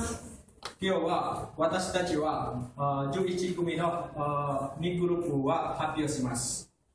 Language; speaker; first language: Japanese; non-native, learner; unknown